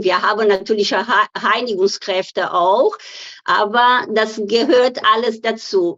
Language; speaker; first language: German; non-native, fluent; Portuguese